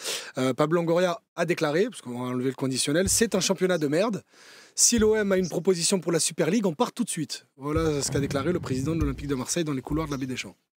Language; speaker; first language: French; native; French